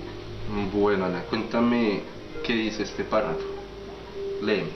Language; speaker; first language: Spanish; native; Spanish